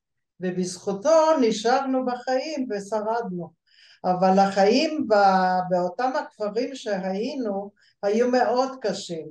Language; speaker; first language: Hebrew; early bilingual, other home language; Bulgarian